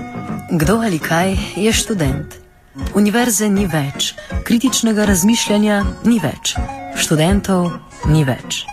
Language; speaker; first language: Slovenian; native; Slovenian